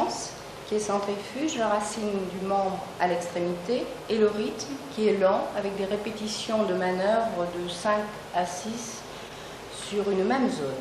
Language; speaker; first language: French; native; French